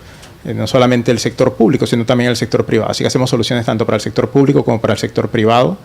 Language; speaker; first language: Spanish; native; Spanish